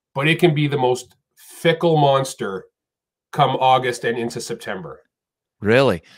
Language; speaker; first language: English; native; English